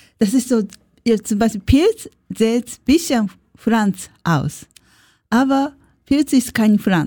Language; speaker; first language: German; non-native, learner; Japanese